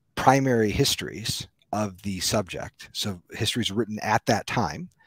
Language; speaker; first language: English; native; English